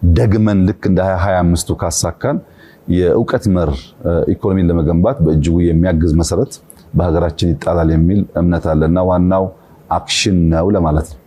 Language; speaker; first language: Amharic; non-native, local second language; Oromo